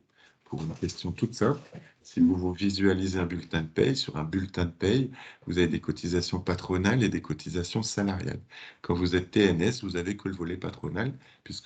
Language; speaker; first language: French; native; French